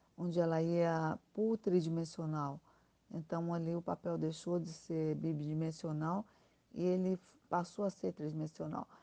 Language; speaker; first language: Portuguese; native; Portuguese